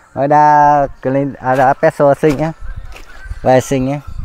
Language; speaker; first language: Portuguese; non-native, learner; Vietnamese